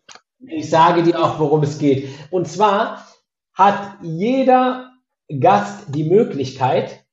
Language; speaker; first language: German; native; German